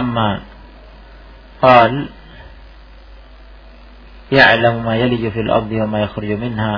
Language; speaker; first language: Arabic; non-native, fluent; Indonesian